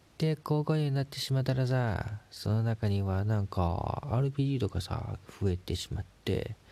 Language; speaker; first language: Japanese; non-native, fluent; Chinese